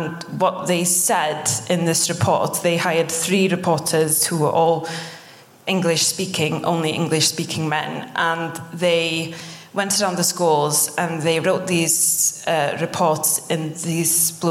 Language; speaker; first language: English; non-native, local second language; Welsh